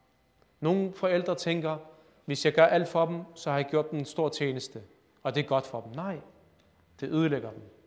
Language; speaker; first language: Danish; early bilingual, other home language; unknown